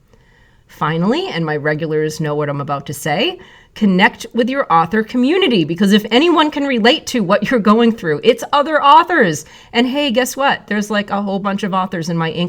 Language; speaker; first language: English; native; English